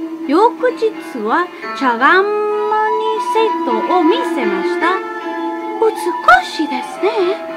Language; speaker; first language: Japanese; non-native, learner; English